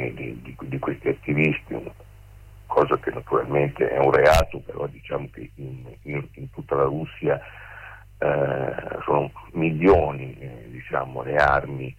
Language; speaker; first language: Italian; native; Italian